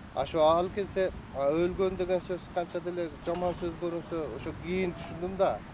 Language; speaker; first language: Kyrgyz; early bilingual, heritage; Kyrgyz